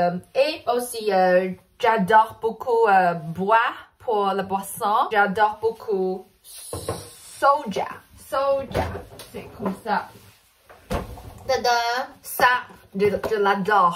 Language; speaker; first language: French; non-native, learner; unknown